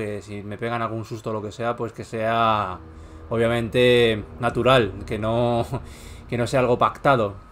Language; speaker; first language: Spanish; native; Spanish